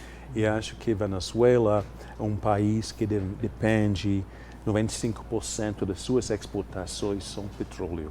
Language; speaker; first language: Portuguese; non-native, fluent; English